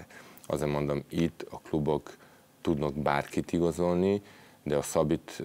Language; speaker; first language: Hungarian; non-native, fluent; Serbian